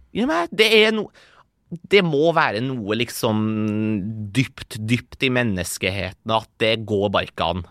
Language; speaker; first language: Norwegian; early bilingual, other home language; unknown